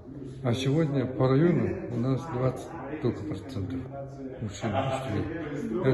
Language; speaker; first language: Russian; non-native, local second language; Yakut